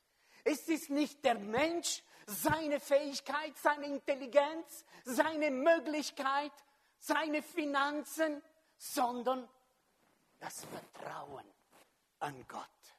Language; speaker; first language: German; non-native, fluent; French